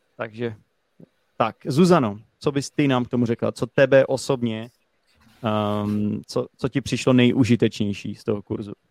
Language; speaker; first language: Czech; native; Czech